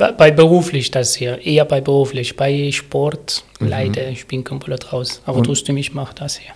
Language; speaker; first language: German; non-native, learner; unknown